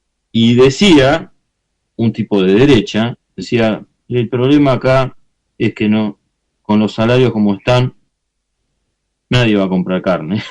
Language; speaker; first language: Spanish; native; Spanish